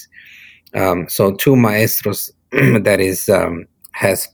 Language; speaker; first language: English; non-native, fluent; Spanish